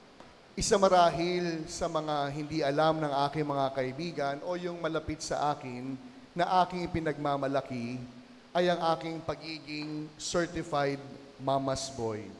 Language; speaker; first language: Filipino; native; Filipino